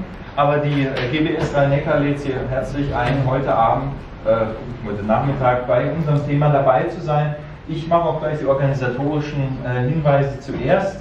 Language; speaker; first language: German; native; German